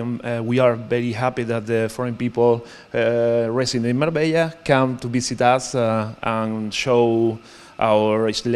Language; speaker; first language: English; non-native, learner; Spanish